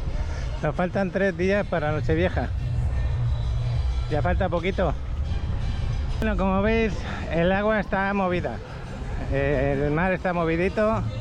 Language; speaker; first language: Spanish; native; Spanish